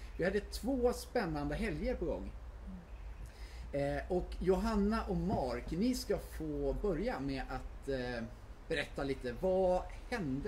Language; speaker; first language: Swedish; native; Swedish